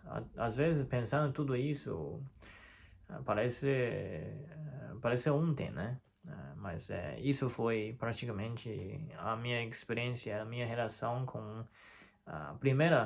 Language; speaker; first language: Portuguese; non-native, fluent; Chinese